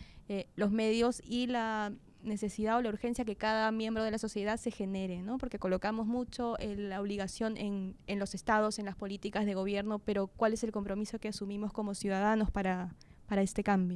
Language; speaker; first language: Spanish; native; Spanish